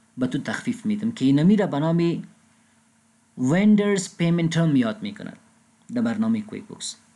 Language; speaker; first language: Persian; non-native, local second language; Pashto